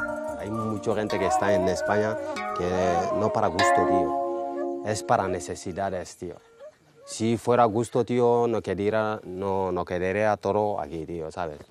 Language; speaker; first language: Spanish; non-native, fluent; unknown